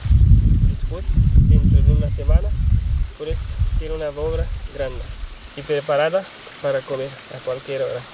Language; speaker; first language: Portuguese; non-native, local second language; Kabuverdianu